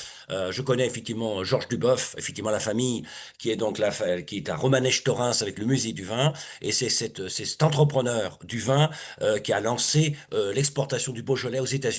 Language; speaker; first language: French; native; French